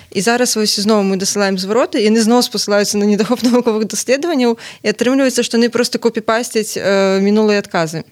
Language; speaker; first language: Belarusian; native; Belarusian